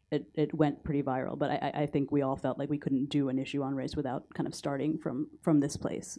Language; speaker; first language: English; native; English